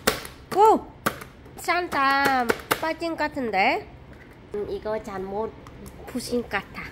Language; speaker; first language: Korean; non-native, learner; Vietnamese